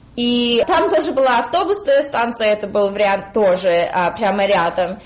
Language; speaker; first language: Russian; early bilingual, heritage; Russian